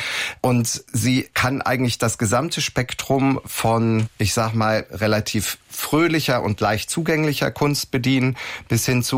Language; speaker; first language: German; native; German